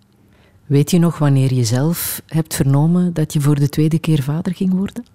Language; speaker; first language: Dutch; native; Dutch